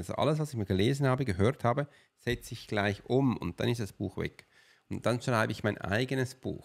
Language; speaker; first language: German; native; German